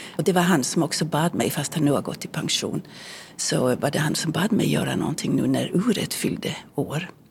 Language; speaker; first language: Swedish; native; Swedish